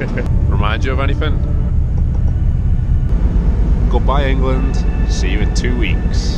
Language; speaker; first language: English; native; English